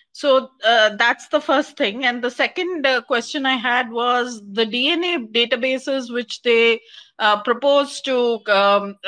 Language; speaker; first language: English; non-native, local second language; Kannada